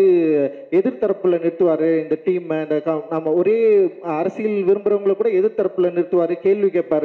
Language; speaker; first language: Tamil; native; Tamil